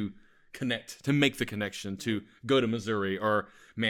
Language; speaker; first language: English; native; English